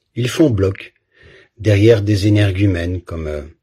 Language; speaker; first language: French; native; French